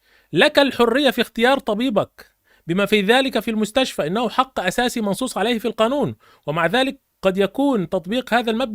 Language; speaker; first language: Arabic; native; Arabic